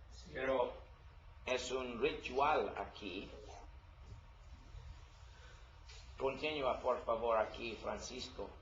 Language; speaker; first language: Spanish; non-native, learner; English